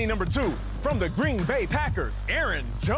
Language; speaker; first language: English; native; English